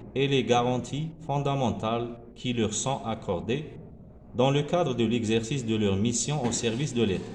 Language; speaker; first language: French; non-native, local second language; Arabic